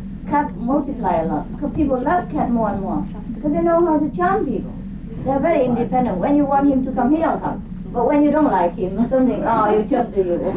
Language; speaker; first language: English; non-native, fluent; Vietnamese